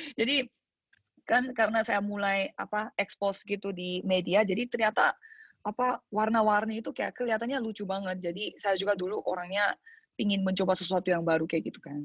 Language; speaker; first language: Indonesian; early bilingual, other home language; Korean